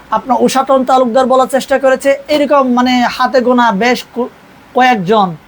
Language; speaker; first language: Bangla; non-native, local second language; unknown